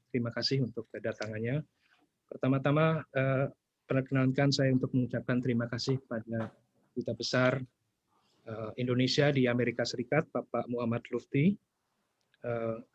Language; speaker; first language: Indonesian; native; Indonesian